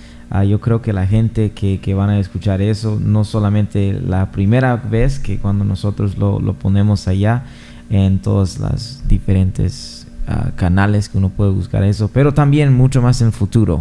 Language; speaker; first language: Spanish; non-native, fluent; English